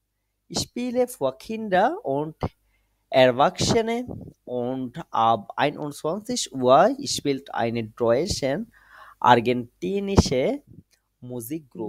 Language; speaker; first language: German; non-native, fluent; Bangla